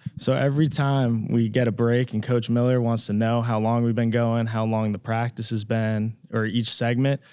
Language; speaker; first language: English; native; English